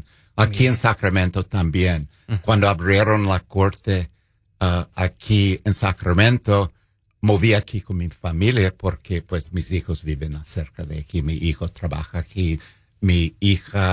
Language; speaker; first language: Spanish; non-native, fluent; English